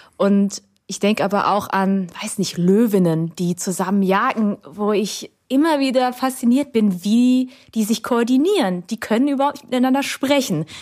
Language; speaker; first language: German; early bilingual, other home language; Vietnamese